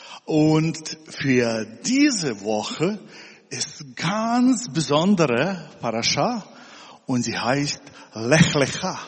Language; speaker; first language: German; non-native, fluent; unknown